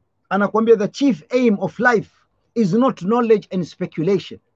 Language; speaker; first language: English; non-native, local second language; Swahili